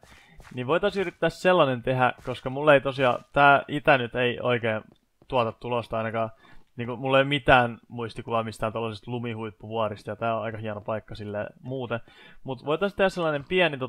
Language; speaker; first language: Finnish; native; Finnish